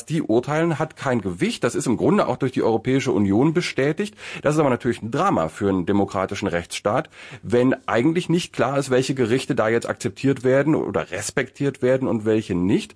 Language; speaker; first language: German; native; German